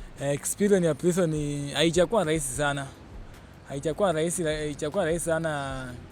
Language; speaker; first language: Swahili; non-native, local second language; Luyia